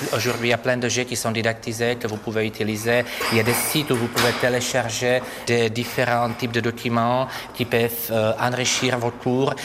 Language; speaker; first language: French; non-native, fluent; Czech